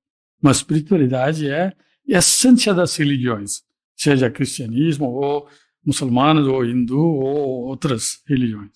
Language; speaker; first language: Portuguese; non-native, fluent; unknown